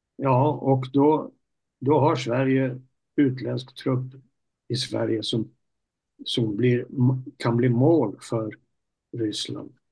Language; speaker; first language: Swedish; native; Swedish